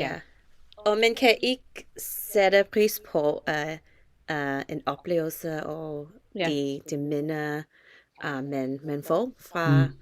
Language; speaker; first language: Danish; non-native, learner; English